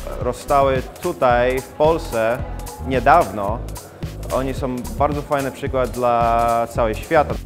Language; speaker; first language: Polish; non-native, learner; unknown